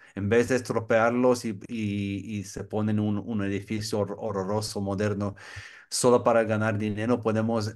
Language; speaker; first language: Spanish; non-native, learner; English